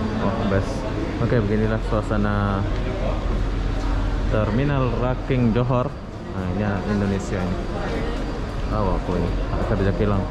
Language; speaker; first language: Indonesian; native; Indonesian